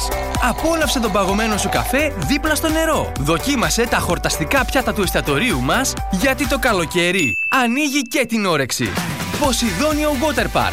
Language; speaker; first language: Greek; native; Greek